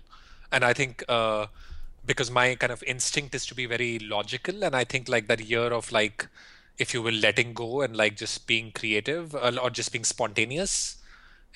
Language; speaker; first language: English; non-native, local second language; Hindi